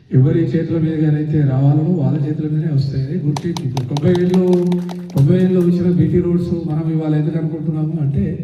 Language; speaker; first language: Telugu; native; Telugu